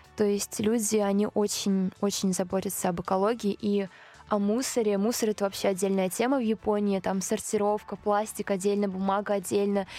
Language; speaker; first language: Russian; early bilingual, other home language; Japanese